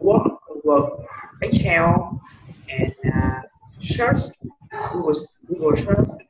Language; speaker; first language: English; non-native, learner; Vietnamese